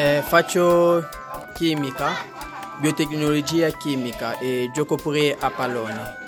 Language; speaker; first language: Italian; non-native, learner; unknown